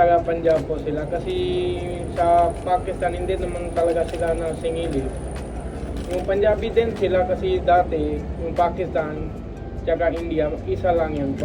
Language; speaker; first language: Filipino; non-native, learner; Punjabi